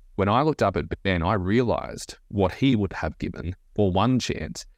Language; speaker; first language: English; native; English